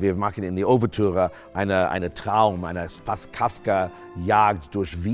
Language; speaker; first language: German; non-native, fluent; English